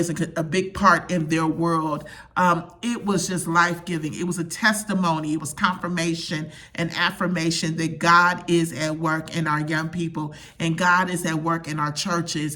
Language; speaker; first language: English; native; English